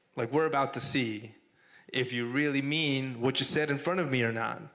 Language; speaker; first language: English; non-native, fluent; Spanish